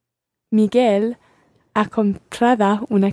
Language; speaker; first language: Spanish; non-native, learner; English